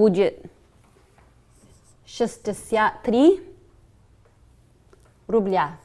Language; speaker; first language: Russian; non-native, fluent; English